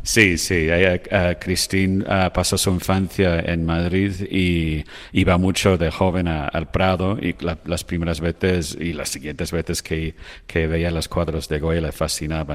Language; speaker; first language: Spanish; non-native, fluent; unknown